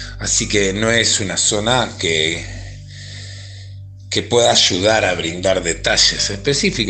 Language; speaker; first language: Spanish; native; Spanish